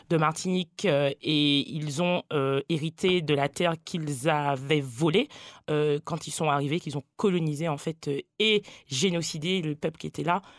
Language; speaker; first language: French; native; French